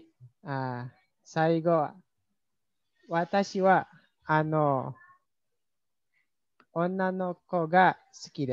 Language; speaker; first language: Japanese; non-native, learner; Indonesian